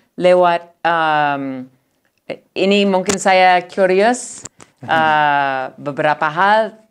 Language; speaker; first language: Indonesian; non-native, learner; English